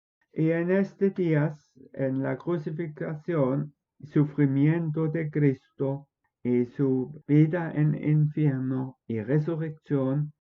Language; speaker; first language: Spanish; non-native, fluent; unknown